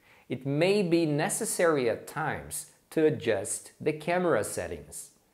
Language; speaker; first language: English; non-native, fluent; Portuguese